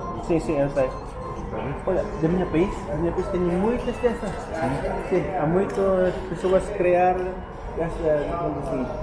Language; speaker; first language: Portuguese; non-native, learner; Filipino